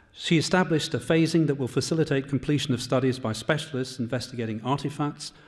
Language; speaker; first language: English; native; English